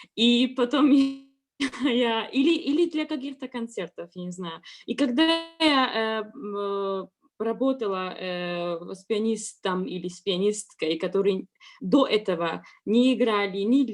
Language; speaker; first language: Russian; non-native, learner; Georgian